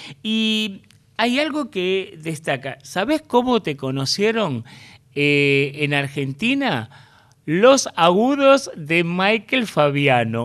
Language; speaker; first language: Spanish; native; Spanish